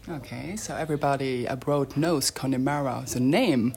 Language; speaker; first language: English; non-native, learner; French